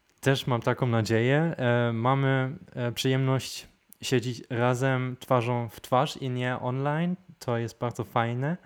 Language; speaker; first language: Polish; non-native, fluent; German